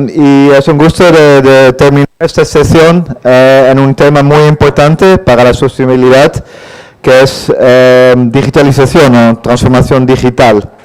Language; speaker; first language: Spanish; non-native, fluent; Dutch